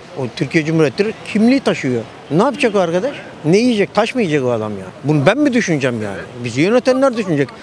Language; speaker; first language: Turkish; native; Turkish